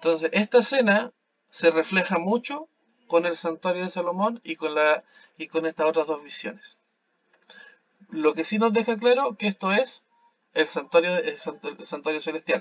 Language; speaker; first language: Spanish; native; Spanish